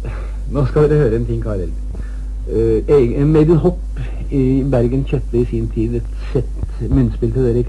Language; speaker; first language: Norwegian; native; Norwegian